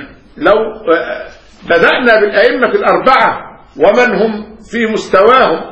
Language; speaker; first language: Arabic; native; Arabic